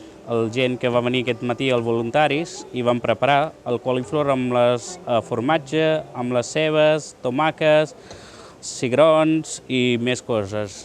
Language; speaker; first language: Catalan; non-native, learner; Punjabi